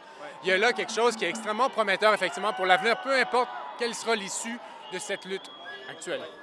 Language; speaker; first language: French; native; French